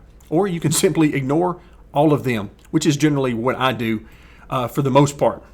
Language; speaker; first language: English; native; English